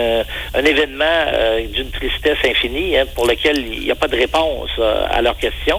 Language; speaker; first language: French; native; French